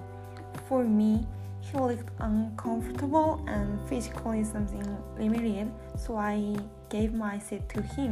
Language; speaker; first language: English; non-native, learner; Korean